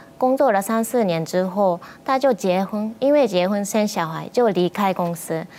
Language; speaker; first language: Chinese; non-native, fluent; Japanese